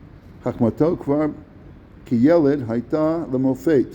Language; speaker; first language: Hebrew; non-native, fluent; English